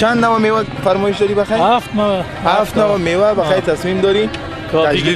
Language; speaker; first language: Persian; non-native, local second language; Pashto